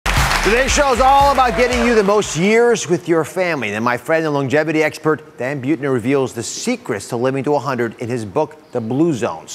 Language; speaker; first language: English; native; English